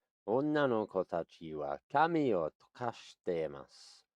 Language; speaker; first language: Japanese; non-native, learner; English